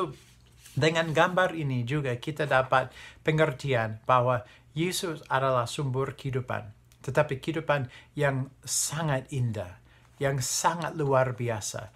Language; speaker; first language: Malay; non-native, fluent; English